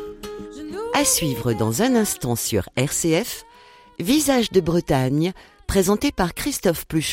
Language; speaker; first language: French; native; French